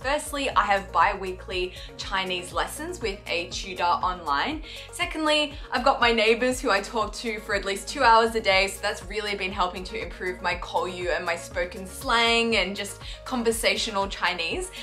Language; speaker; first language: English; native; English